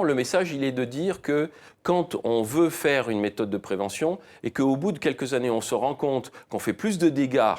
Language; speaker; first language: French; native; French